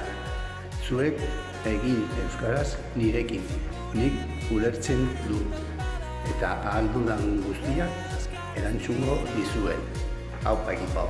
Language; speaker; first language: Basque; non-native, local second language; Spanish